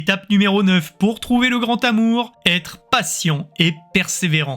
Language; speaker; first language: French; native; French